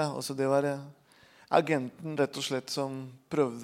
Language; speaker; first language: Norwegian; non-native, fluent; Spanish